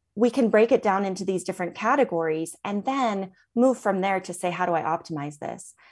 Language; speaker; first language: English; native; English